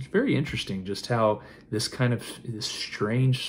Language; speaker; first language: English; native; English